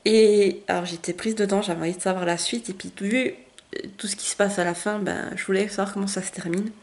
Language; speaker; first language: French; native; French